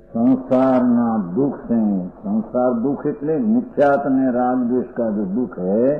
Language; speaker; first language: Hindi; non-native, local second language; Gujarati